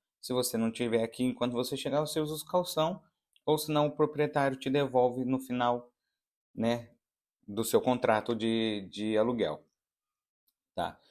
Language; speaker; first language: Portuguese; native; Portuguese